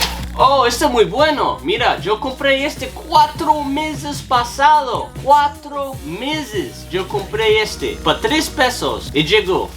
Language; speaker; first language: Spanish; non-native, learner; English